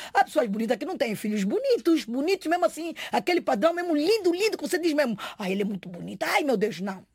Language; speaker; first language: Portuguese; native; Portuguese